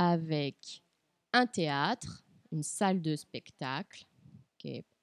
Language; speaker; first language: French; non-native, fluent; Portuguese